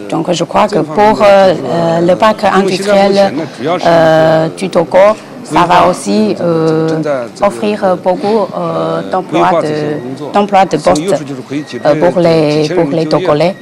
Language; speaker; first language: French; non-native, fluent; Chinese